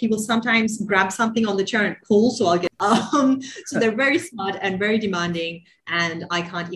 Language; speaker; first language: English; non-native, local second language; Sinhala